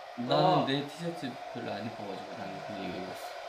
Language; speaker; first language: Korean; native; Korean